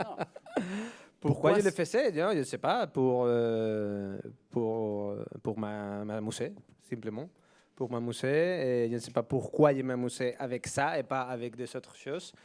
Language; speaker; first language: French; non-native, fluent; Spanish